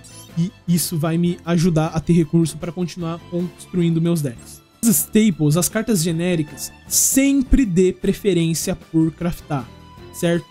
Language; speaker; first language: Portuguese; native; Portuguese